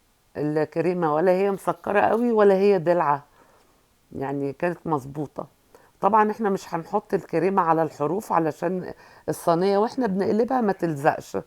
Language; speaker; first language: Arabic; native; Arabic